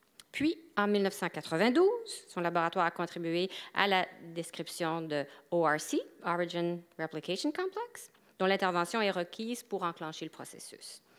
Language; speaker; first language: French; native; French